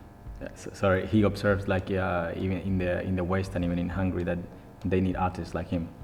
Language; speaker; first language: English; non-native, learner; Hungarian